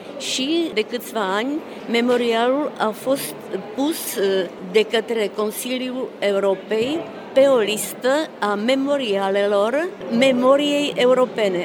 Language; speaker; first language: Romanian; non-native, fluent; Czech